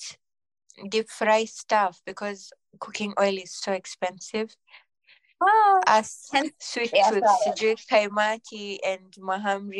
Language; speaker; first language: English; non-native, local second language; Swahili